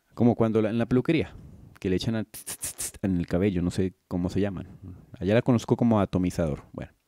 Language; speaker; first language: Spanish; native; Spanish